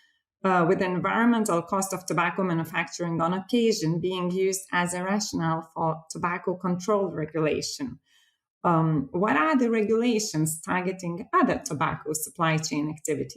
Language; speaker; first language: English; non-native, fluent; Lithuanian